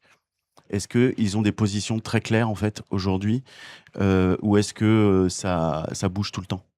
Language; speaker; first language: French; native; French